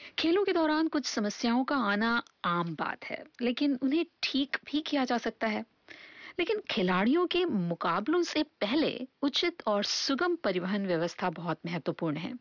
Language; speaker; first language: Hindi; native; Hindi